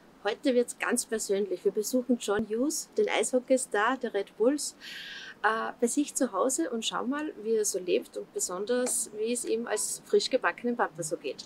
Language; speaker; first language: German; native; German